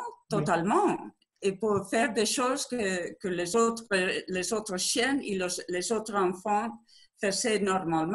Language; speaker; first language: French; non-native, learner; Spanish